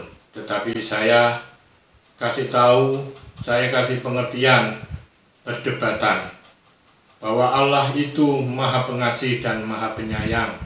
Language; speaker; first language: Indonesian; non-native, local second language; Javanese